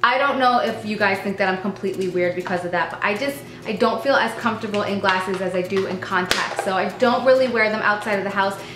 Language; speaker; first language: English; native; English